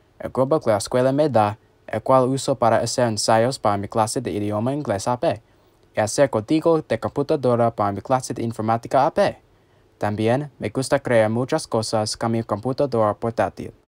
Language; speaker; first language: Spanish; non-native, learner; English